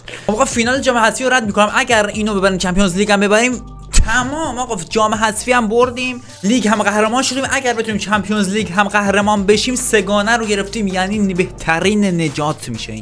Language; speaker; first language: Persian; native; Persian